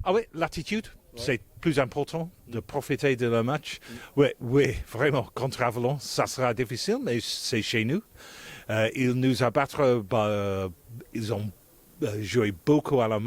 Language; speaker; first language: French; non-native, fluent; English